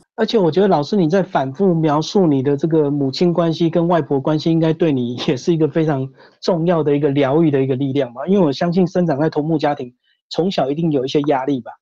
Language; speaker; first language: Chinese; native; Chinese